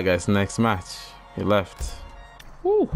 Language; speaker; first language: English; native; English